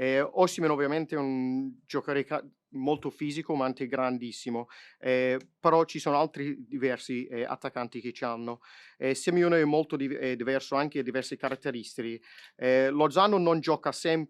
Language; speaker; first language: Italian; non-native, fluent; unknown